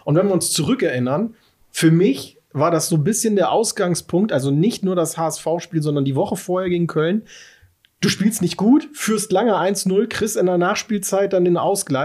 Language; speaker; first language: German; native; German